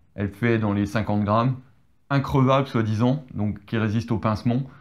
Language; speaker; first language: French; native; French